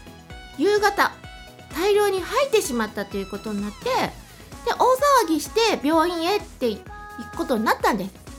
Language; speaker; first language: Japanese; native; Japanese